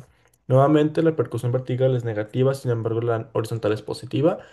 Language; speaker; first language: Spanish; native; Spanish